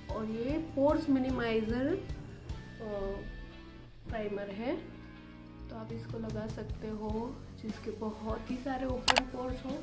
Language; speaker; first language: Hindi; non-native, local second language; Gujarati